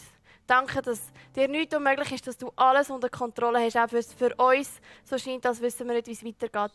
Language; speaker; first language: German; native; German